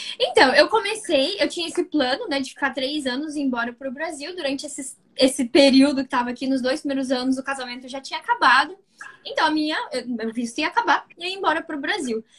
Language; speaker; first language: Portuguese; native; Portuguese